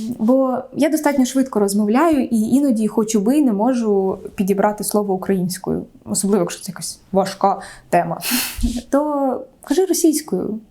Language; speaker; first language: Ukrainian; non-native, local second language; Russian